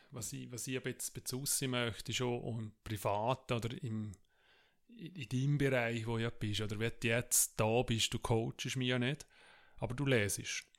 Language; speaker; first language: German; native; German